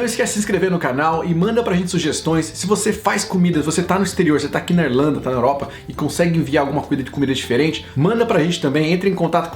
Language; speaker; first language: Portuguese; native; Portuguese